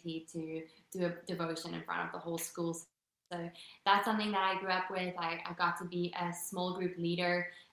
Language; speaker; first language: English; non-native, local second language; Afrikaans